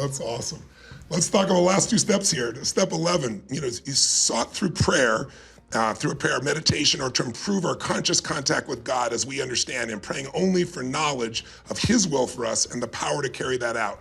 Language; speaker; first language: English; native; English